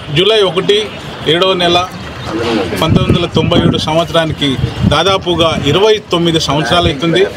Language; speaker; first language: Telugu; non-native, local second language; Lambadi